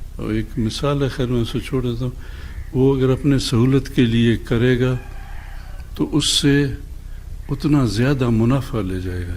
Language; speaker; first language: Urdu; non-native, local second language; Baluchi